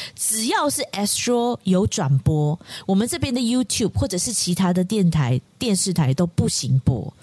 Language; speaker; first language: Chinese; native; Chinese